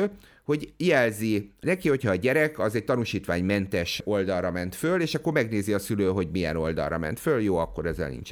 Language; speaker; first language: Hungarian; native; Hungarian